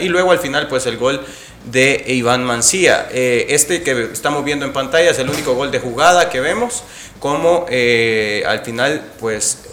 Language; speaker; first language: Spanish; native; Spanish